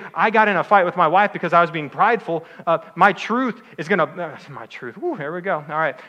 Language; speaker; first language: English; native; English